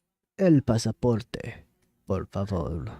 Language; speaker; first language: Spanish; non-native, learner; English